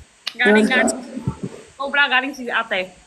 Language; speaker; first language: Filipino; non-native, learner; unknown